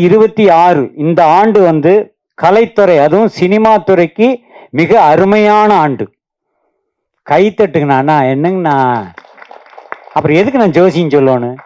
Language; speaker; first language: Tamil; native; Tamil